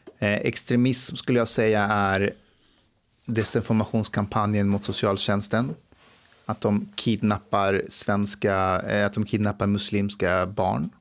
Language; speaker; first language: Swedish; early bilingual, other home language; Persian